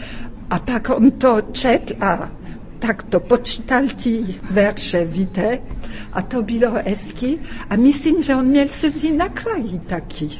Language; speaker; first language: Czech; non-native, fluent; French